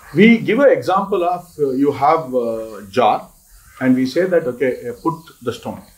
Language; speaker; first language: English; non-native, local second language; Kannada